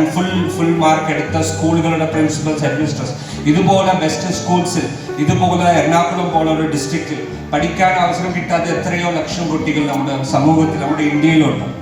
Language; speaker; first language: Malayalam; non-native, local second language; Tamil